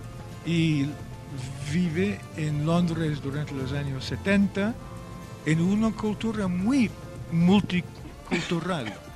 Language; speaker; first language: Spanish; non-native, fluent; Welsh